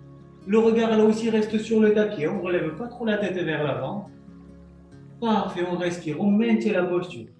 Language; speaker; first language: French; native; French